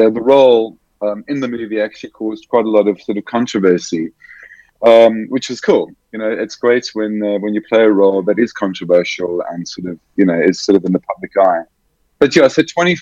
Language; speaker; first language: English; native; English